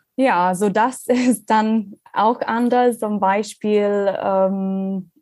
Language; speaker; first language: German; non-native, learner; English